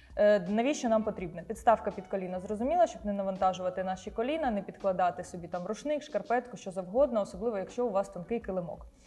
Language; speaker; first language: Ukrainian; non-native, local second language; Russian